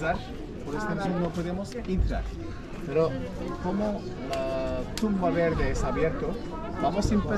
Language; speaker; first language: Spanish; non-native, learner; Turkish